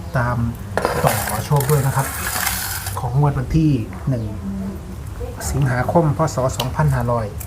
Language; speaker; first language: Thai; native; Thai